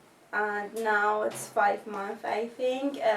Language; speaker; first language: English; non-native, learner; Arabic